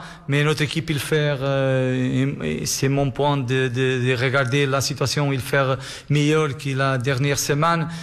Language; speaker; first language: French; non-native, learner; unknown